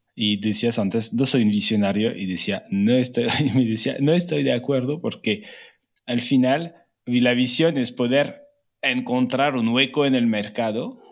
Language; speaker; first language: Spanish; non-native, fluent; French